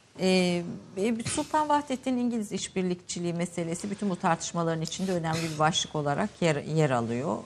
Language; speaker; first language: Turkish; native; Turkish